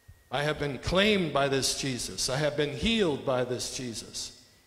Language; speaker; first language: English; native; English